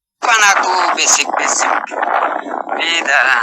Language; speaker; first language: Indonesian; non-native, learner; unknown